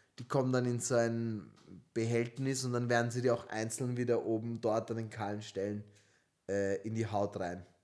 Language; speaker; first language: German; early bilingual, other home language; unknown